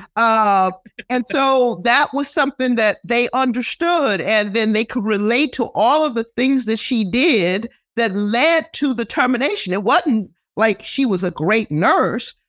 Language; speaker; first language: English; native; English